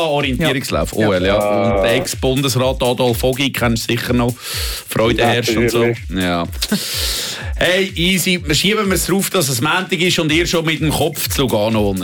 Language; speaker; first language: German; native; German